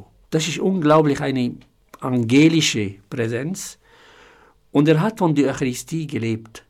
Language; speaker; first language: German; non-native, fluent; Arabic